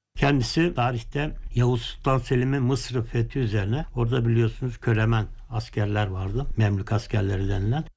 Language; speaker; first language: Turkish; native; Turkish